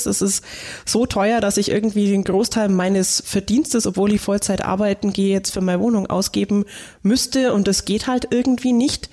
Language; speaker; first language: German; native; German